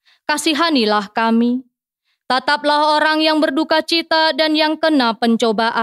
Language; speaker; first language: Indonesian; native; Indonesian